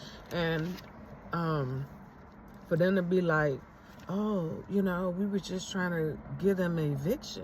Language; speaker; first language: English; native; English